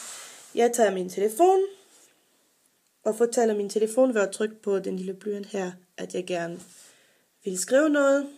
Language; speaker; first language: Danish; non-native, fluent; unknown